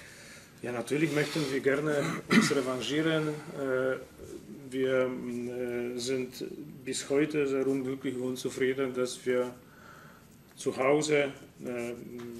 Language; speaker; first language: German; non-native, fluent; Polish